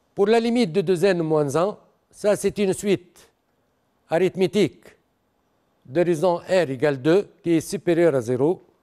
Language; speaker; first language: French; non-native, local second language; Arabic